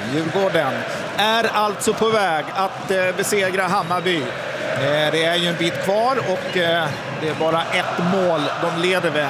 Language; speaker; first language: Swedish; native; Swedish